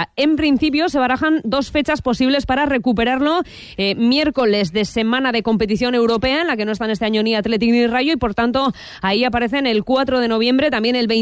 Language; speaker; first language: Spanish; native; Spanish